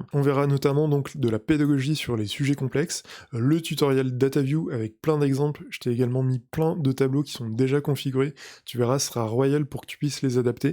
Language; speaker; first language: French; native; French